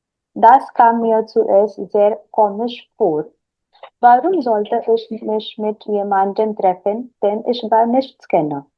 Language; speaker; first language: German; non-native, learner; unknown